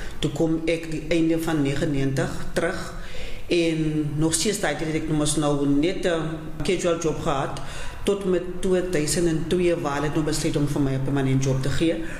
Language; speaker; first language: Afrikaans; non-native, local second language; Southern Sotho